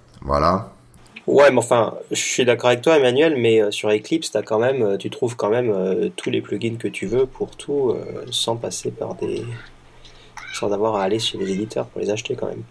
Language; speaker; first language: French; native; French